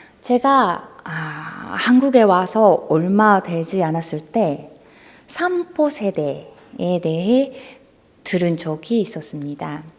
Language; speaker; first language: Korean; non-native, fluent; Japanese